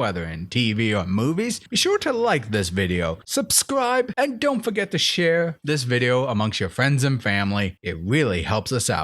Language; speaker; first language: English; native; English